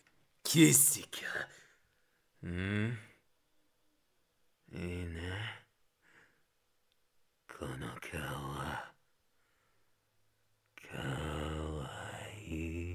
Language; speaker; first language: Japanese; non-native, learner; Spanish